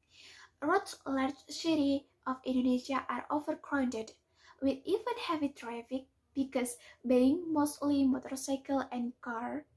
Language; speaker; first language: English; non-native, learner; Indonesian